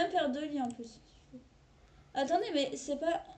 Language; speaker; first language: French; native; French